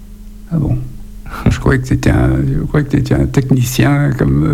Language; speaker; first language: French; native; French